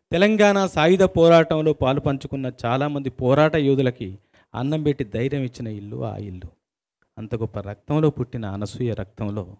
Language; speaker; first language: Telugu; native; Telugu